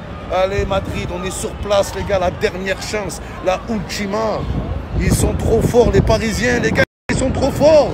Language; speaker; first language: French; native; French